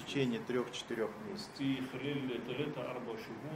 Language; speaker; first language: Russian; native; Russian